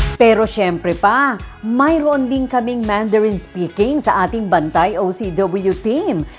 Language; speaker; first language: Filipino; native; Filipino